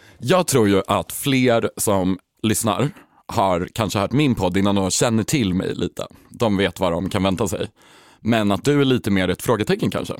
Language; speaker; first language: Swedish; native; Swedish